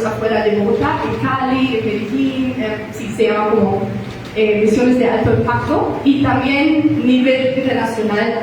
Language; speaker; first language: Spanish; non-native, fluent; German